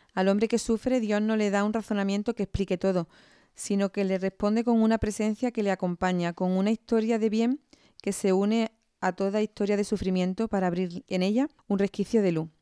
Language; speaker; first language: Spanish; native; Spanish